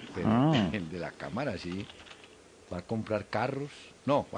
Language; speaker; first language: Spanish; native; Spanish